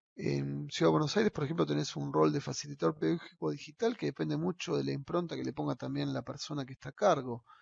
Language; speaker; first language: Spanish; native; Spanish